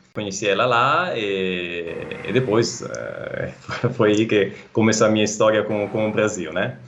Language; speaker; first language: Portuguese; non-native, fluent; Italian